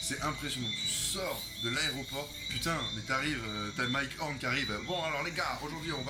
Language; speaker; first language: French; native; French